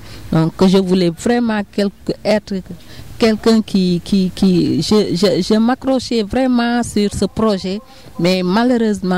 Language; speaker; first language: French; non-native, local second language; Wolof